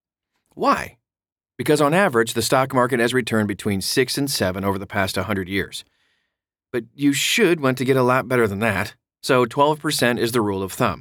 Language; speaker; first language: English; native; English